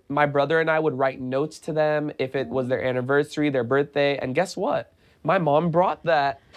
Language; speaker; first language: English; native; English